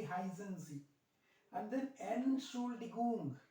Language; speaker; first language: German; non-native, learner; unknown